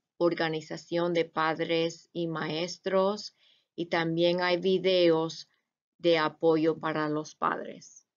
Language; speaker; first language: Spanish; non-native, fluent; English